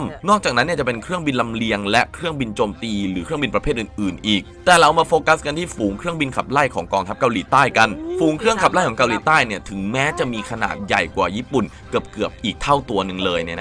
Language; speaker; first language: Thai; native; Thai